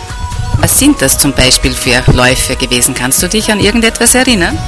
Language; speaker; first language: German; native; German